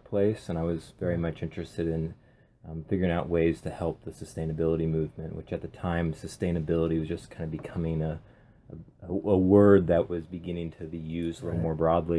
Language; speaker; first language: English; native; English